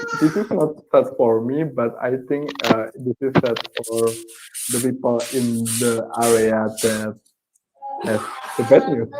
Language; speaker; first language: English; non-native, learner; Indonesian